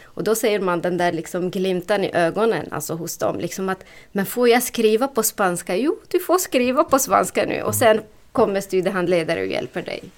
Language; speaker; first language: Swedish; non-native, fluent; Arabic